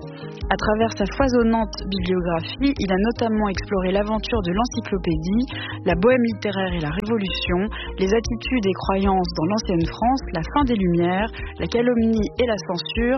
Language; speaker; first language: French; native; French